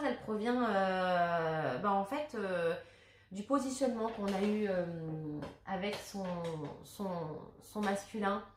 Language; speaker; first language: French; native; French